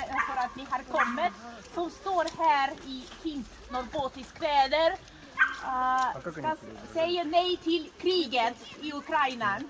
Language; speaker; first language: Swedish; non-native, fluent; Russian